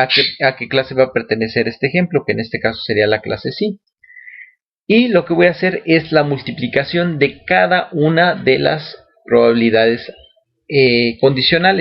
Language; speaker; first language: Spanish; native; Spanish